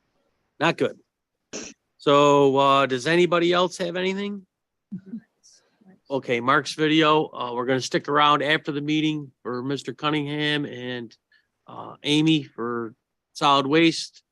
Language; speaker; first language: English; native; English